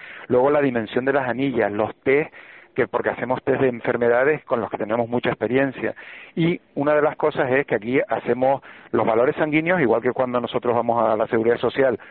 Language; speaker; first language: Spanish; native; Spanish